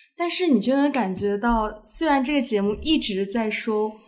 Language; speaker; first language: Chinese; native; Chinese